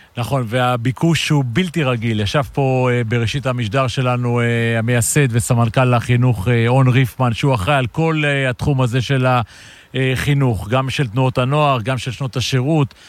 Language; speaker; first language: Hebrew; native; Hebrew